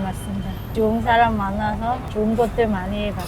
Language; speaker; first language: Korean; non-native, learner; Vietnamese